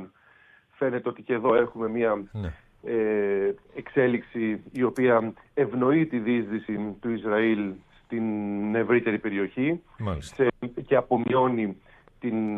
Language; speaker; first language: Greek; native; Greek